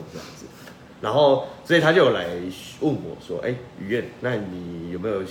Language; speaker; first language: Chinese; native; Chinese